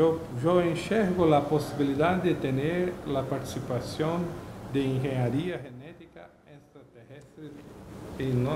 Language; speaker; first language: Spanish; non-native, learner; Portuguese